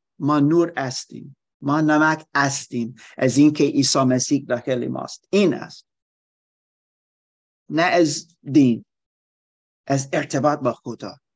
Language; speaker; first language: Persian; non-native, learner; German